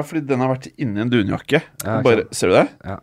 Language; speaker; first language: Norwegian; native; Norwegian